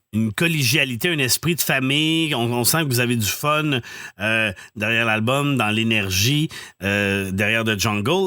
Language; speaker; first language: French; native; French